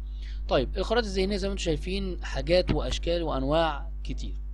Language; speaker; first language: Arabic; native; Arabic